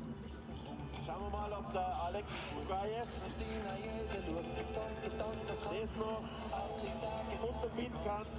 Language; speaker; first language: German; native; German